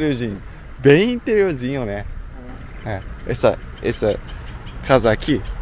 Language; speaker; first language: Portuguese; non-native, fluent; Japanese